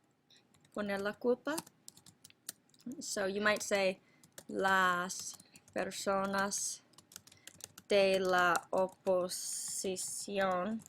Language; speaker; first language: Spanish; non-native, fluent; English